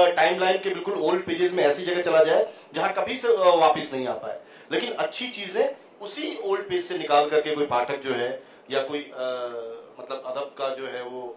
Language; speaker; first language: Hindi; native; Hindi